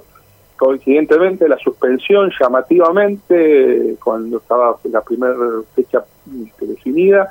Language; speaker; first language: Spanish; native; Spanish